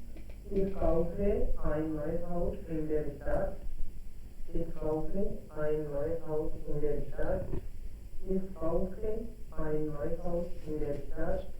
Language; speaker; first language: German; non-native, learner; Hindi